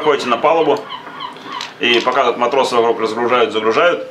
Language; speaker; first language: Russian; native; Russian